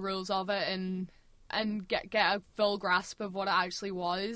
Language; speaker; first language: English; native; English